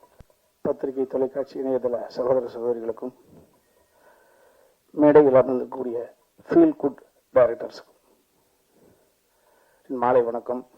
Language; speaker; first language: Tamil; native; Tamil